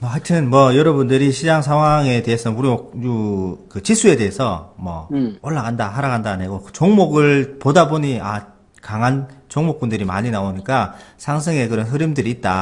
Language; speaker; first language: Korean; native; Korean